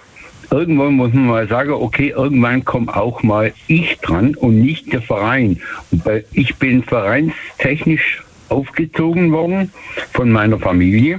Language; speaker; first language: German; native; German